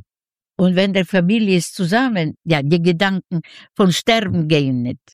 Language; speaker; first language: German; non-native, learner; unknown